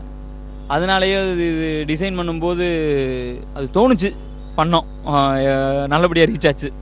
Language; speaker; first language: Tamil; native; Tamil